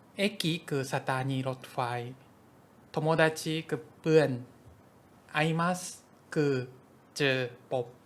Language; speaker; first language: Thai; non-native, fluent; Japanese